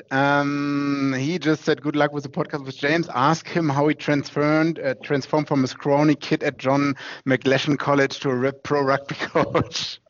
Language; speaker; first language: English; non-native, fluent; German